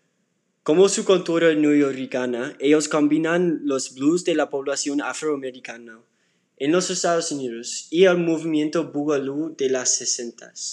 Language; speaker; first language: Spanish; non-native, learner; English